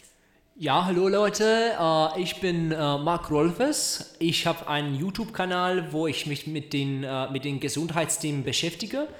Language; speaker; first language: German; non-native, learner; Czech